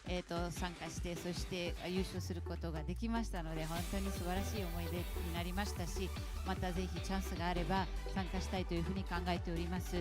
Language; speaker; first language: Japanese; native; Japanese